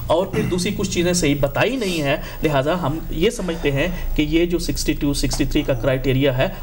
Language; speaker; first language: Urdu; non-native, local second language; Punjabi